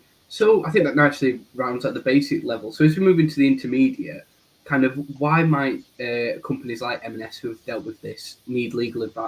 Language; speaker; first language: English; native; English